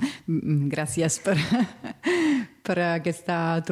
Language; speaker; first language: Catalan; non-native, fluent; Italian